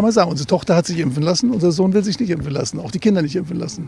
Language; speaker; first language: German; native; German